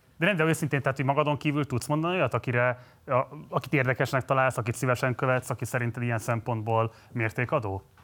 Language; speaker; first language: Hungarian; native; Hungarian